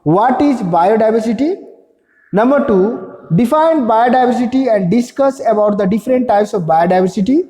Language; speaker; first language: English; non-native, local second language; Nepali